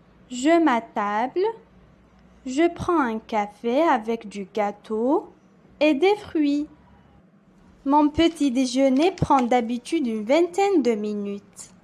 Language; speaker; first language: French; non-native, local second language; Arabic